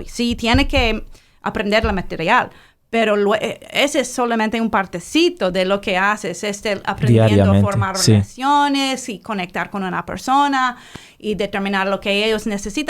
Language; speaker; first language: Spanish; non-native, fluent; English